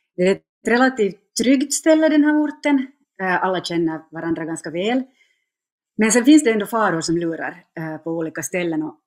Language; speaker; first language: Swedish; native; Swedish